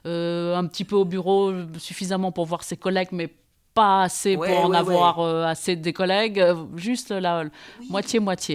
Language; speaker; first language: French; native; French